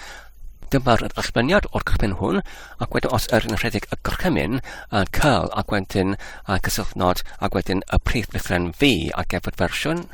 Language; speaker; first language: Welsh; non-native, fluent; English